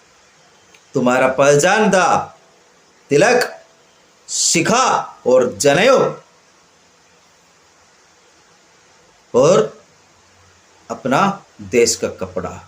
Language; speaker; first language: Hindi; non-native, local second language; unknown